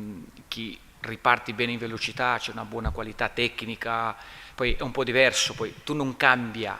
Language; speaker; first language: Italian; non-native, learner; Portuguese